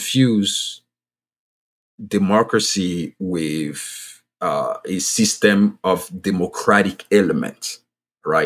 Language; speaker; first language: English; non-native, fluent; French